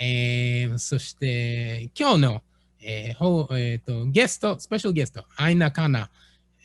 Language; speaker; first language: Japanese; non-native, learner; English